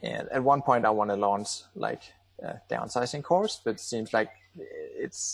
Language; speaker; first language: English; non-native, fluent; Danish